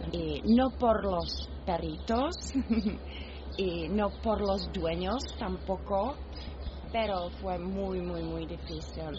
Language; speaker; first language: Spanish; non-native, learner; Czech